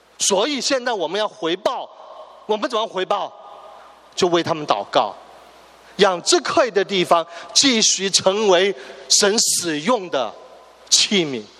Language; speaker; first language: Chinese; non-native, local second language; Cantonese